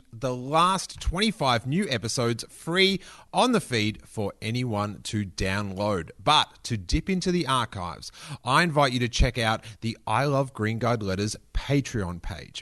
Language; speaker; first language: English; native; English